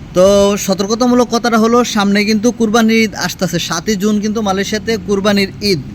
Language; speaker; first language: Bangla; native; Bangla